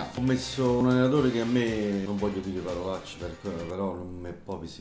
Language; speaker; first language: Italian; native; Italian